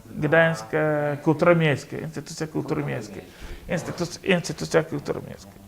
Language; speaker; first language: Polish; non-native, fluent; Igbo